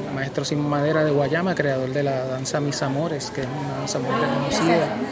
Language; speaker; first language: Spanish; native; Spanish